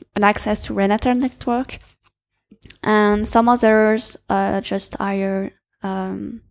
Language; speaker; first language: English; non-native, fluent; French